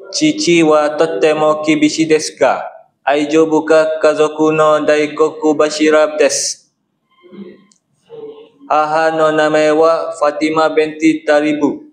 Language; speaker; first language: Japanese; non-native, learner; Malay